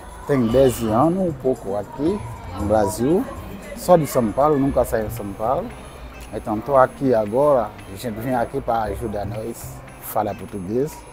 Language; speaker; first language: Portuguese; non-native, learner; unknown